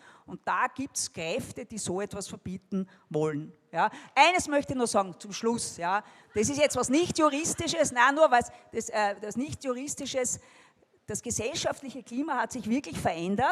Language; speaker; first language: German; native; German